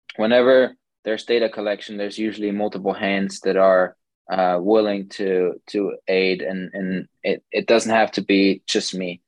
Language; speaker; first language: English; non-native, fluent; German